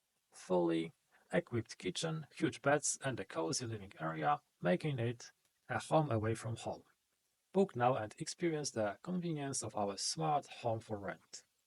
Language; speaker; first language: English; non-native, fluent; Polish